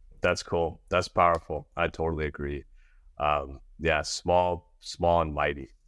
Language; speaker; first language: English; native; English